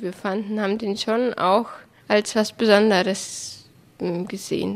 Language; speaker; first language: German; native; German